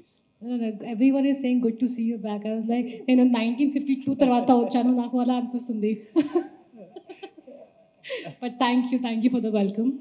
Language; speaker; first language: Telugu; non-native, fluent; Hindi